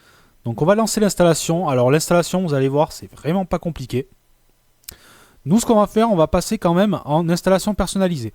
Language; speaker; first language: French; native; French